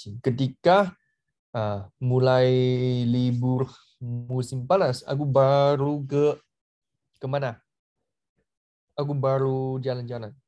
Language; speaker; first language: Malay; non-native, fluent; Chinese